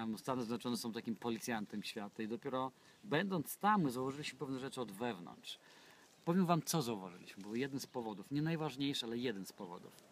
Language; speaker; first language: Polish; non-native, fluent; Russian